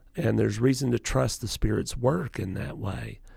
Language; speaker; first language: English; native; English